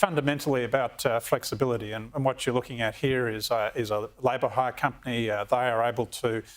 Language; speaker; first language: English; native; English